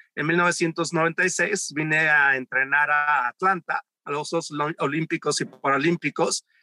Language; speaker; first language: Spanish; native; Spanish